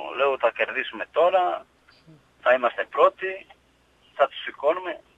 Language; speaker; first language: Greek; non-native, fluent; Portuguese